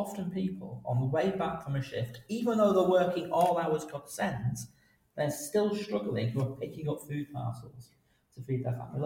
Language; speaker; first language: English; native; English